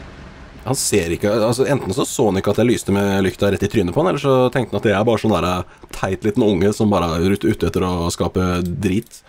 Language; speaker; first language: Norwegian; native; Norwegian